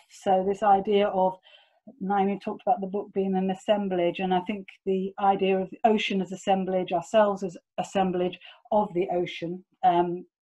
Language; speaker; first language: English; native; English